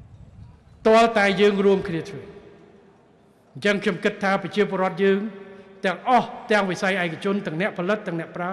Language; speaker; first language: Khmer; native; Khmer